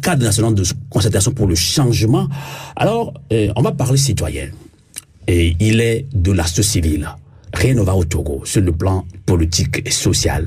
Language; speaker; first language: French; non-native, local second language; Ewe